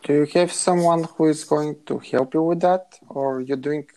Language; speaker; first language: English; non-native, fluent; Bulgarian